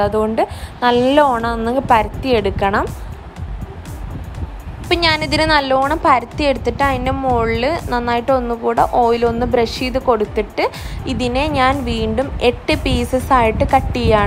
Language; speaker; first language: Malayalam; native; Malayalam